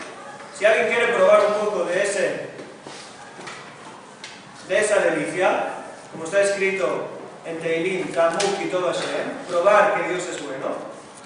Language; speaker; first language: Spanish; non-native, fluent; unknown